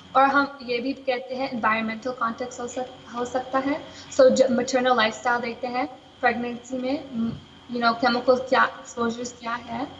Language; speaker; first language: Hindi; early bilingual, heritage; Hindi